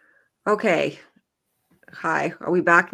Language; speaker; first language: English; native; English